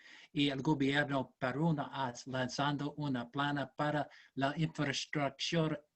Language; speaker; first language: Spanish; non-native, learner; English